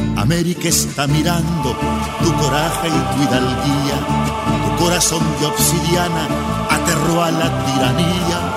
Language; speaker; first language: Spanish; native; Spanish